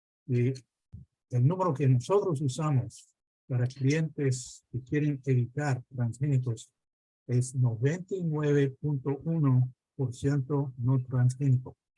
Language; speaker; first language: Spanish; non-native, fluent; English